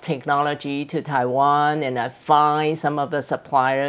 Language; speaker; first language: English; non-native, fluent; Chinese